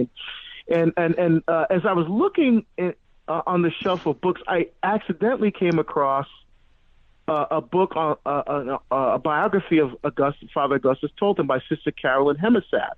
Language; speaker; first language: English; native; English